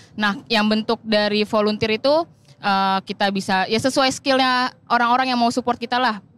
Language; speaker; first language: Indonesian; native; Indonesian